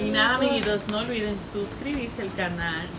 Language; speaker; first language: Spanish; native; Spanish